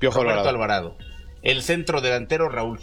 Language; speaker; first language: Spanish; native; Spanish